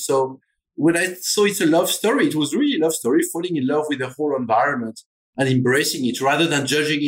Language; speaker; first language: English; non-native, fluent; French